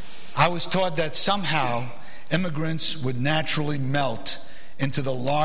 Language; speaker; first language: English; early bilingual, other home language; Arabic